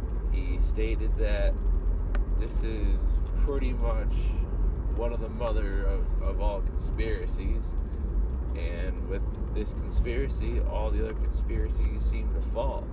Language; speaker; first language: English; native; English